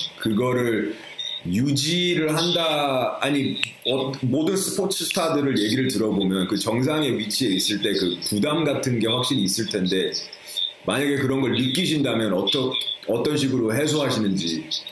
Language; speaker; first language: Korean; early bilingual, heritage; Korean